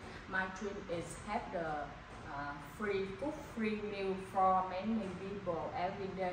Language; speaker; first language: English; non-native, learner; Vietnamese